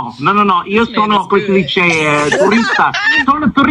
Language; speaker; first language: Italian; non-native, learner; English